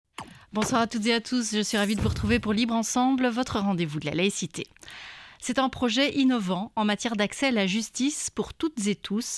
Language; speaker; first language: French; native; French